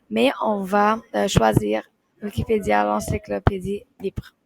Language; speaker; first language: French; non-native, learner; Arabic